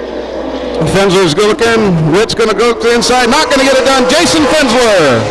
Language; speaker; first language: English; native; English